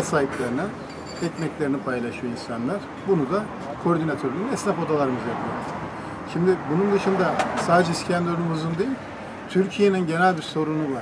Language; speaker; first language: Turkish; native; Turkish